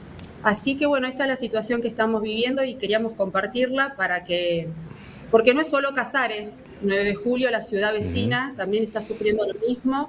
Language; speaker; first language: Spanish; native; Spanish